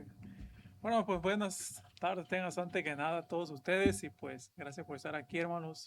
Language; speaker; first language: Spanish; native; Spanish